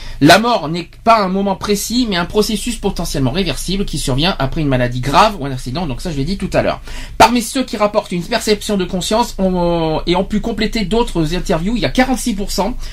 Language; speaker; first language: French; native; French